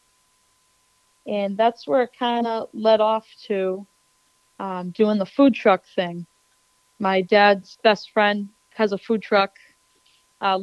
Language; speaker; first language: English; native; English